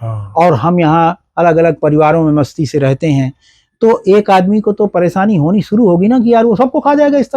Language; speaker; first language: Hindi; native; Hindi